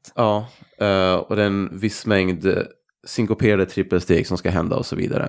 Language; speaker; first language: Swedish; native; Swedish